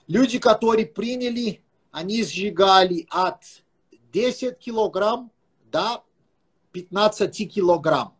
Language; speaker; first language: Russian; non-native, fluent; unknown